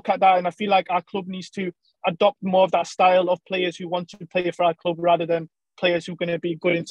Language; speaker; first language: English; native; English